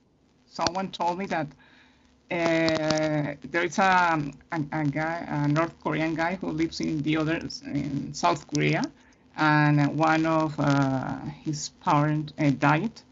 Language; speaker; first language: English; non-native, fluent; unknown